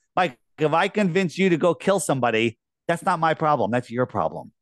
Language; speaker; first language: English; native; English